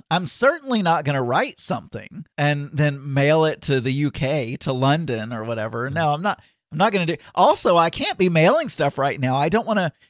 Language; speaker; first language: English; non-native, local second language; Filipino